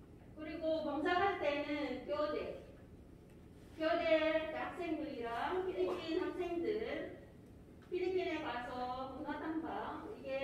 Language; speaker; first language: Korean; non-native, fluent; Filipino